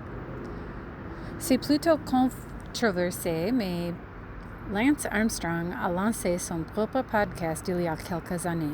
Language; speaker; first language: French; non-native, learner; English